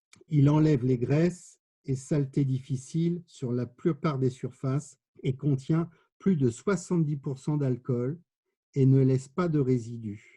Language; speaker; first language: French; native; French